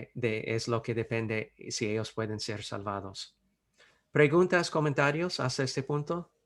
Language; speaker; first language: Spanish; non-native, fluent; English